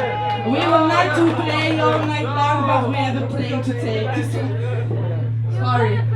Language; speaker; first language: English; non-native, fluent; Italian